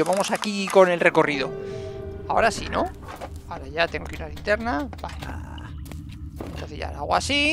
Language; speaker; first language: Spanish; native; Spanish